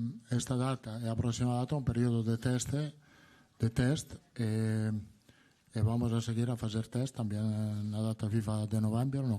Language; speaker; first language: Portuguese; non-native, learner; Italian